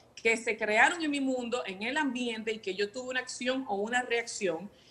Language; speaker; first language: Spanish; native; Spanish